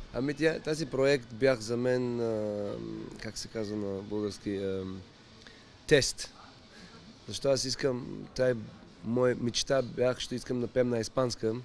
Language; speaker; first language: Bulgarian; non-native, learner; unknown